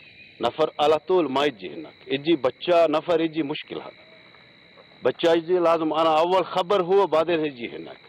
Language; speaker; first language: Arabic; non-native, learner; Hindi